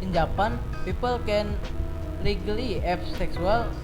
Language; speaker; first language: English; non-native, learner; Indonesian